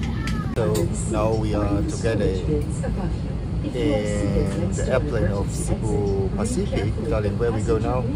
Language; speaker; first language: English; non-native, learner; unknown